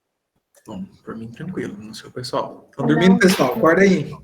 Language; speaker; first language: Portuguese; native; Portuguese